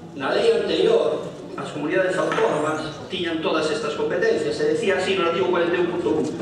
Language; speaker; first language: Spanish; non-native, local second language; Galician